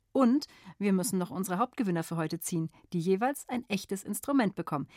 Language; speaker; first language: German; native; German